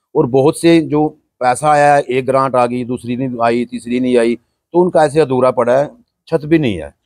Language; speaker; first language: Hindi; native; Hindi